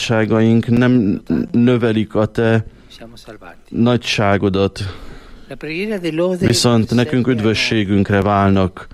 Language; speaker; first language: Hungarian; native; Hungarian